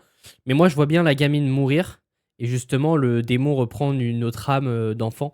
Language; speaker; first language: French; native; French